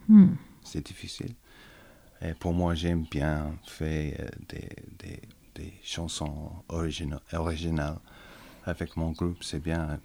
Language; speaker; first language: French; non-native, learner; English